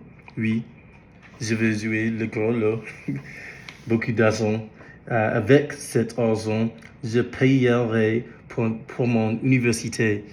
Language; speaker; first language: French; non-native, learner; English